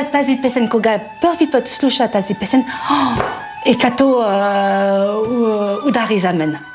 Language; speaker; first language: Bulgarian; non-native, learner; French